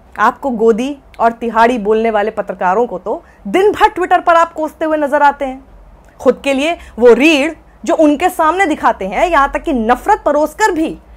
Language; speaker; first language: Hindi; native; Hindi